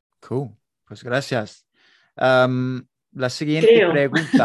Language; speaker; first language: Spanish; non-native, learner; English